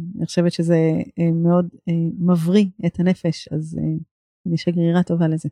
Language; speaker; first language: Hebrew; native; Hebrew